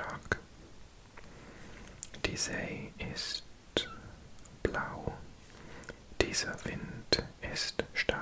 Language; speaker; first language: German; non-native, learner; English